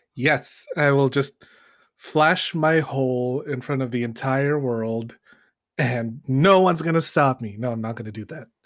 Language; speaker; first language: English; early bilingual, other home language; Filipino